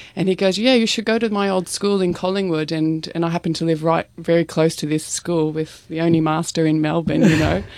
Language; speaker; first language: English; native; English